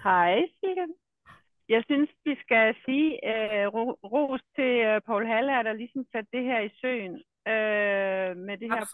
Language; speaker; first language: Danish; native; Danish